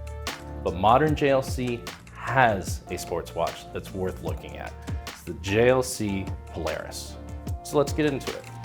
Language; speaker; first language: English; native; English